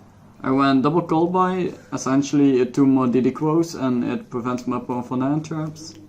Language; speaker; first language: English; non-native, fluent; Dutch